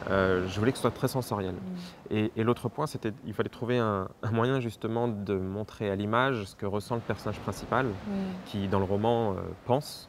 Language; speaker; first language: French; native; French